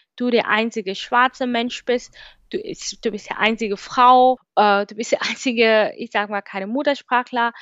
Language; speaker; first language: German; non-native, fluent; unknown